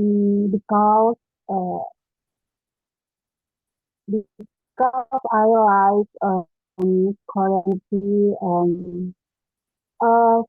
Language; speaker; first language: English; non-native, learner; Indonesian